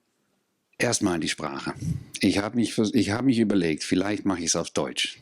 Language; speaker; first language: German; non-native, fluent; Dutch